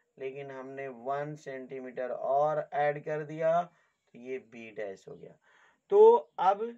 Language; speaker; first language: Hindi; native; Hindi